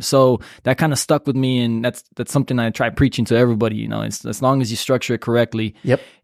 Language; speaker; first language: English; native; English